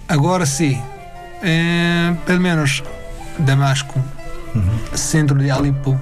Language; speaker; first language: Portuguese; non-native, learner; Arabic